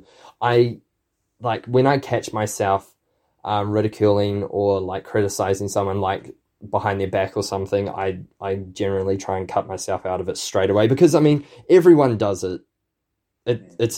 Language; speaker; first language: English; native; English